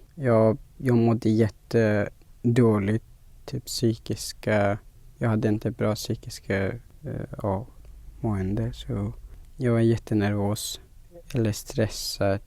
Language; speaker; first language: Swedish; non-native, fluent; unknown